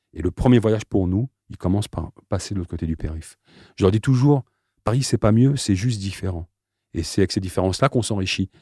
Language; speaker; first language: French; native; French